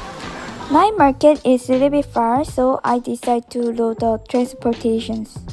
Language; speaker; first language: English; non-native, learner; Japanese